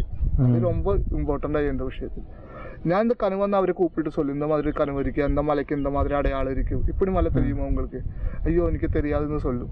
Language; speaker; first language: Tamil; non-native, learner; Malayalam